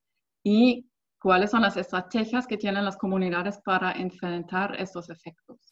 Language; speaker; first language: Spanish; non-native, fluent; German